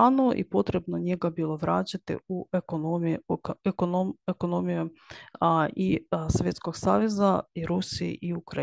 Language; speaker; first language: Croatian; non-native, learner; Ukrainian